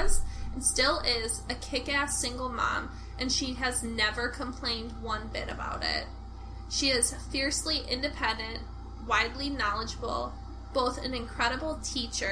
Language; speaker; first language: English; native; English